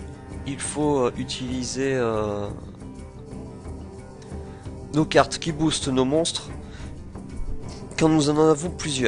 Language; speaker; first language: French; native; French